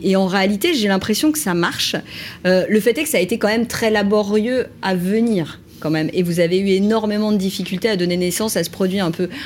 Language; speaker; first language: French; native; French